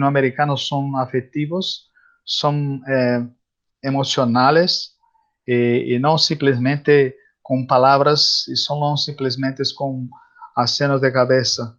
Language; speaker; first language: Spanish; non-native, learner; Portuguese